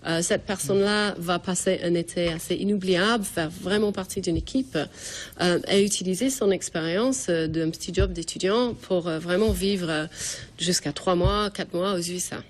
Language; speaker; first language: French; non-native, fluent; English